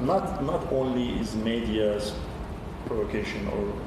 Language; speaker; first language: English; non-native, learner; Turkish